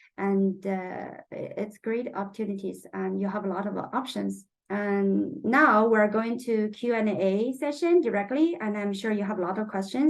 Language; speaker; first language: English; non-native, fluent; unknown